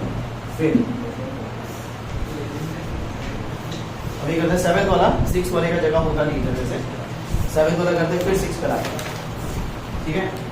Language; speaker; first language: Hindi; native; Hindi